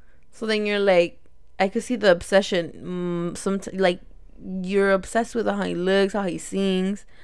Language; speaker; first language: English; early bilingual, other home language; Spanish